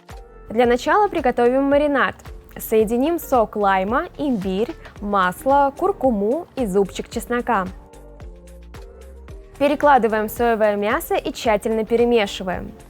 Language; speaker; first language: Russian; native; Russian